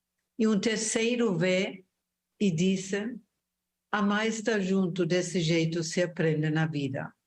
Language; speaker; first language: Portuguese; non-native, fluent; German